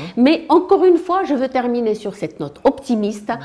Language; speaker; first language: French; non-native, local second language; Arabic